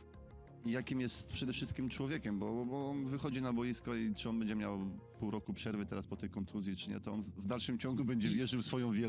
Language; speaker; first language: Polish; native; Polish